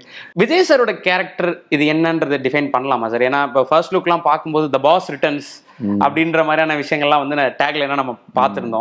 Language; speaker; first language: Tamil; native; Tamil